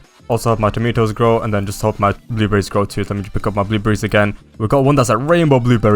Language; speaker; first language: English; native; English